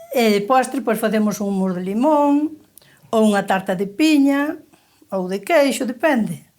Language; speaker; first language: Galician; native; Galician